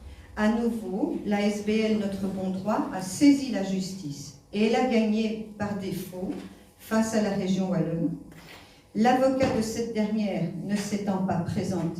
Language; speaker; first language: French; native; French